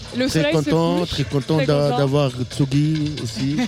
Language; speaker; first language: French; non-native, local second language; Arabic